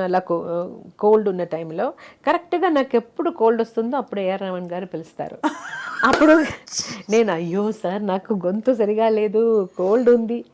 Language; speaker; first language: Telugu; non-native, fluent; Malayalam